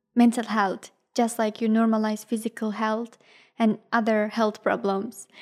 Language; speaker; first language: English; non-native, fluent; Persian